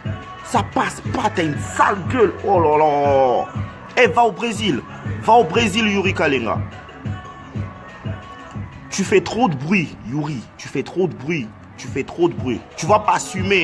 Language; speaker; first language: French; non-native, local second language; Lingala